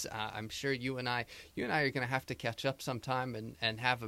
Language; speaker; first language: English; native; English